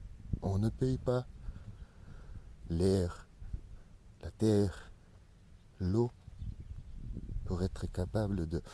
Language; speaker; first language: French; non-native, learner; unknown